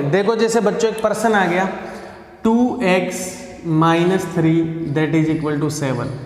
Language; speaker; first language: Hindi; native; Hindi